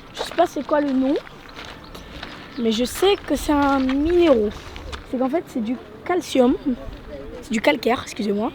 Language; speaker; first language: French; native; French